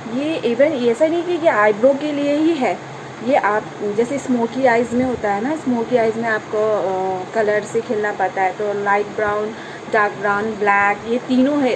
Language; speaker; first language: Hindi; non-native, local second language; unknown